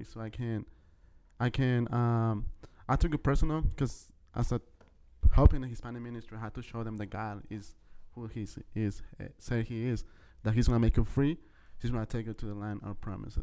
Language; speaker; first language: English; early bilingual, other home language; Spanish